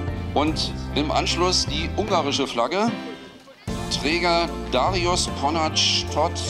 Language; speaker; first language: German; native; German